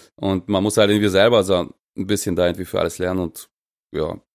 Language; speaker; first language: German; non-native, fluent; Russian